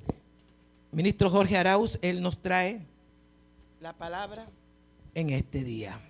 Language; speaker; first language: Spanish; native; Spanish